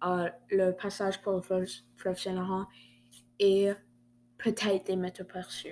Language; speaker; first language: French; non-native, learner; English